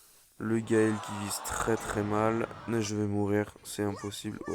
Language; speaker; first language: French; native; French